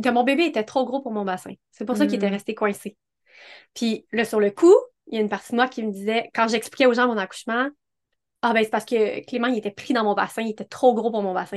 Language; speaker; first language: French; native; French